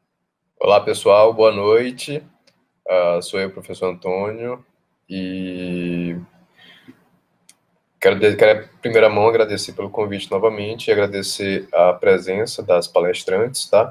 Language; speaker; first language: Portuguese; native; Portuguese